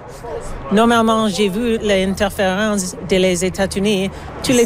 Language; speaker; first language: French; non-native, learner; Chinese